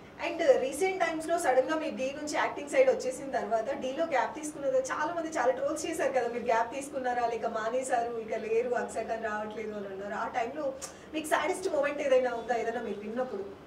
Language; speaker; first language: Telugu; native; Telugu